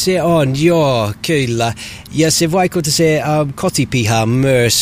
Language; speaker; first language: Finnish; non-native, fluent; English